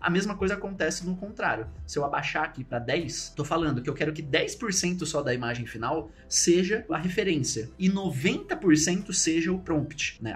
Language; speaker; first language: Portuguese; native; Portuguese